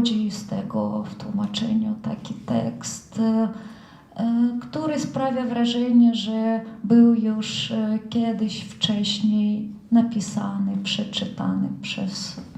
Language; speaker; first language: Polish; non-native, fluent; Russian